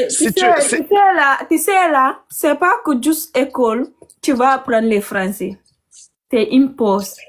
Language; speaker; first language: French; non-native, learner; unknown